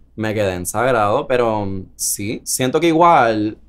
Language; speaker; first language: Spanish; native; Spanish